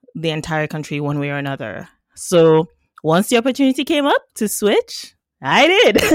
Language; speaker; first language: English; non-native, local second language; Yoruba